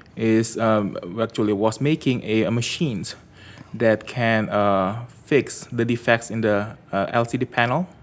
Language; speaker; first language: English; early bilingual, other home language; Indonesian